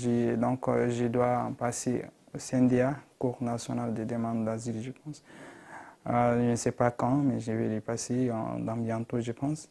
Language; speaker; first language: French; non-native, local second language; Arabic